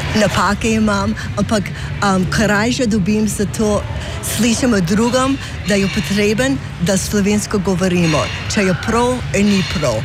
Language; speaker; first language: Slovenian; early bilingual, heritage; Slovenian